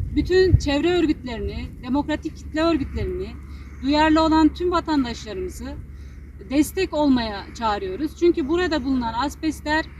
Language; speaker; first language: Turkish; native; Turkish